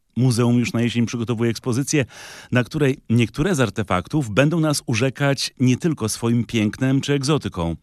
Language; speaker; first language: Polish; native; Polish